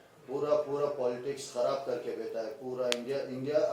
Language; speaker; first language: Hindi; non-native, fluent; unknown